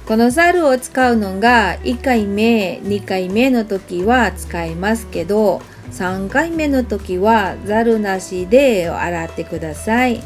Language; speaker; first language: Japanese; non-native, fluent; Filipino